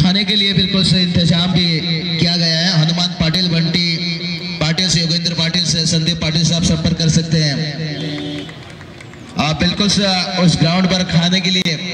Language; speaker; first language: Hindi; non-native, local second language; Marathi